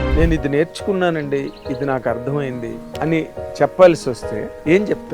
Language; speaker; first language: Telugu; native; Telugu